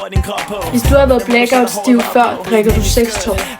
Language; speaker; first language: Danish; native; Danish